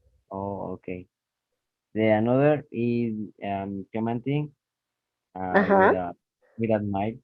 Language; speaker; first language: English; non-native, learner; Spanish